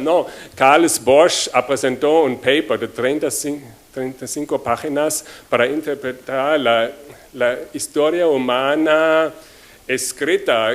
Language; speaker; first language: Spanish; non-native, fluent; German